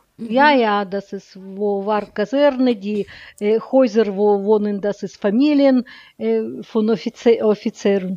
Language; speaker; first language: German; non-native, learner; Russian